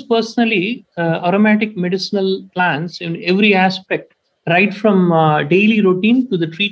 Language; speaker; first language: English; non-native, local second language; Tamil